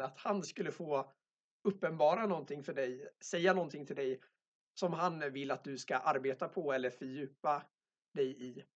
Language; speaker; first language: Swedish; native; Swedish